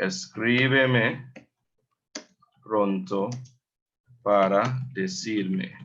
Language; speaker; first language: Spanish; non-native, fluent; English